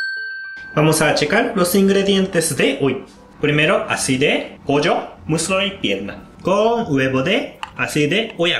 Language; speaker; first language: Spanish; non-native, fluent; Japanese